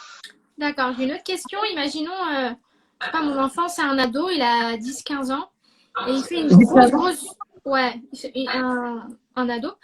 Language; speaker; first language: French; native; French